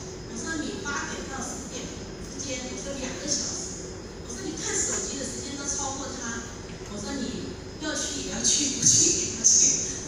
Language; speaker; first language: Chinese; native; Chinese